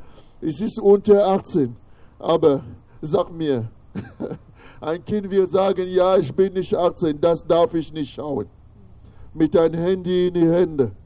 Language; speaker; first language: German; non-native, fluent; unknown